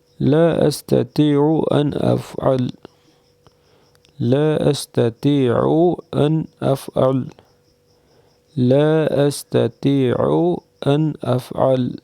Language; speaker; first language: Arabic; non-native, fluent; Urdu